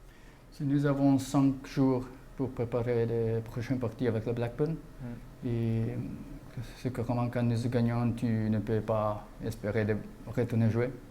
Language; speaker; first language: French; non-native, learner; English